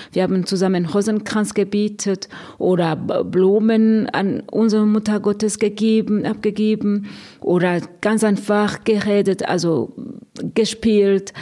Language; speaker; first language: German; non-native, fluent; Rundi